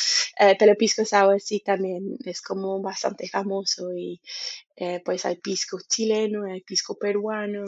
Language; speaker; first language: Spanish; non-native, fluent; English